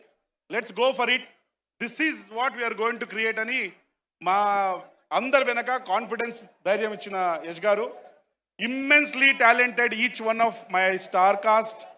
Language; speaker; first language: Telugu; native; Telugu